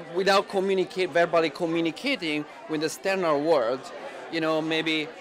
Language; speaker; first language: English; non-native, fluent; Italian